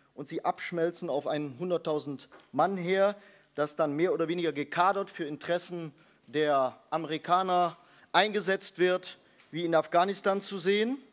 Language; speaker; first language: German; native; German